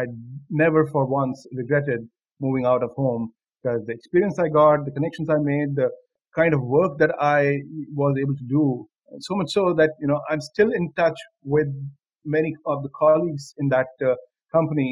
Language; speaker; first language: English; non-native, local second language; Hindi